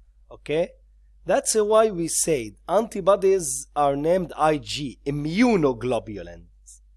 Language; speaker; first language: English; non-native, local second language; Arabic